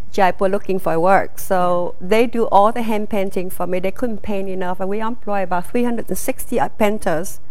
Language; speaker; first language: English; non-native, learner; Vietnamese